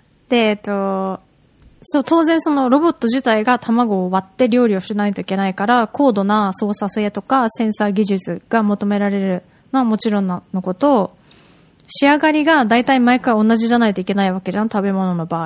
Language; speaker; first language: Japanese; native; Japanese